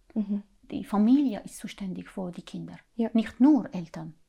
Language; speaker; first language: German; non-native, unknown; Arabic